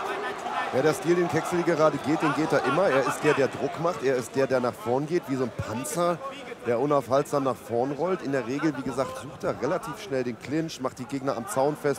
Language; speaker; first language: German; native; German